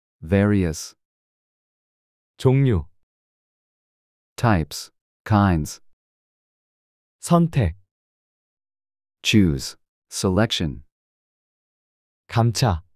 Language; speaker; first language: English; non-native, fluent; Korean